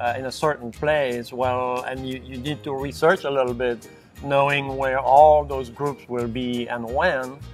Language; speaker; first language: English; non-native, fluent; French